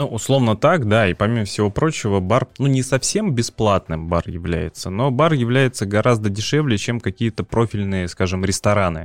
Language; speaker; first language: Russian; native; Russian